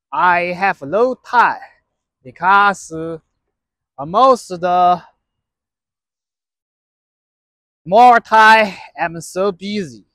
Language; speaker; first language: English; non-native, learner; Chinese